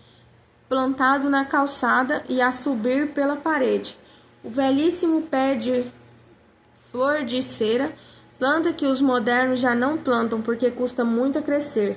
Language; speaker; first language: Portuguese; native; Portuguese